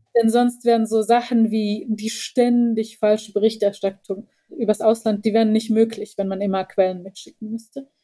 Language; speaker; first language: German; early bilingual, heritage; Bosnian